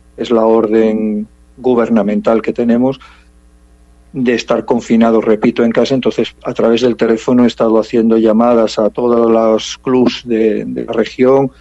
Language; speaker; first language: Spanish; early bilingual, heritage; English